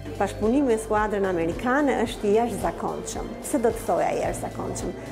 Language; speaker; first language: Albanian; native; Albanian